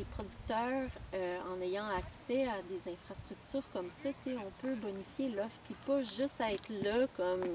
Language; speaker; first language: French; native; French